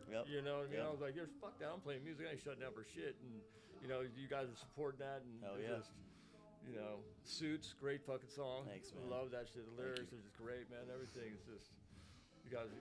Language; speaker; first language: English; native; English